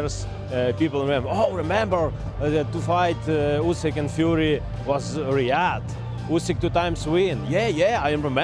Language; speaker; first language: English; non-native, learner; Ukrainian